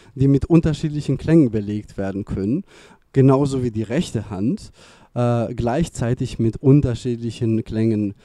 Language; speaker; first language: German; non-native, fluent; Serbian